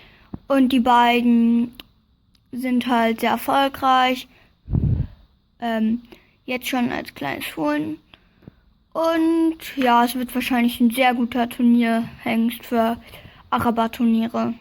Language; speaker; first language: German; native; German